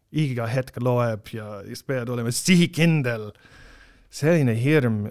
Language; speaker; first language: Estonian; non-native, fluent; English